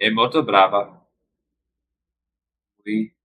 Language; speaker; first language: Italian; non-native, learner; English